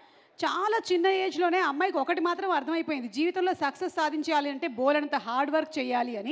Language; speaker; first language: Telugu; native; Telugu